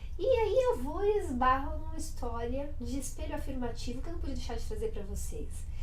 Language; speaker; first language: Portuguese; native; Portuguese